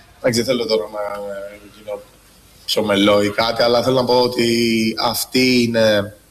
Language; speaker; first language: Greek; early bilingual, other home language; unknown